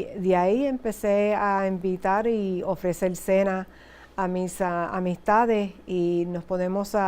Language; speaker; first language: Spanish; early bilingual, heritage; Spanish